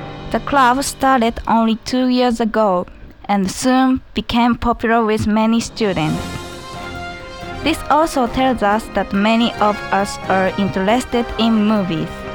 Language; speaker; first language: English; non-native, fluent; Japanese